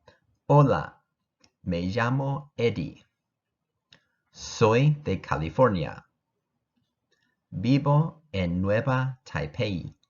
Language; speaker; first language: Spanish; non-native, fluent; English